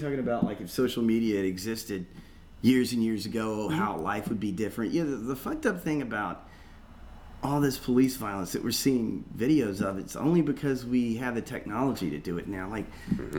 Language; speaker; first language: English; native; English